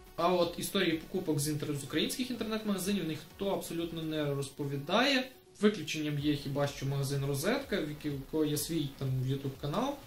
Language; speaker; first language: Ukrainian; non-native, local second language; Russian